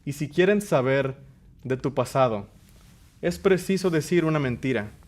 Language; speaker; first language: Spanish; early bilingual, other home language; English